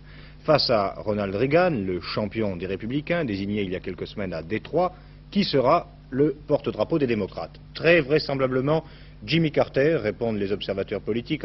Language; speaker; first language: French; native; French